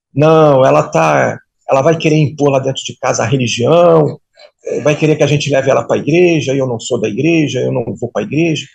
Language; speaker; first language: Portuguese; native; Portuguese